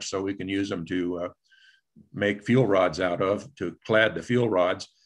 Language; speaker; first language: English; native; English